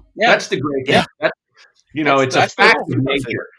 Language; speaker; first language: English; native; English